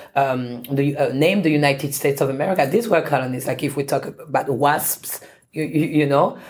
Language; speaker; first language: English; non-native, fluent; French